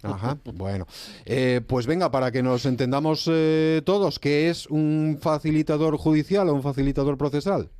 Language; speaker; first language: Spanish; native; Spanish